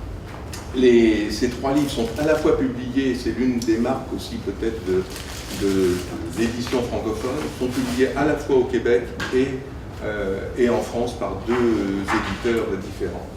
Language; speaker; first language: French; native; French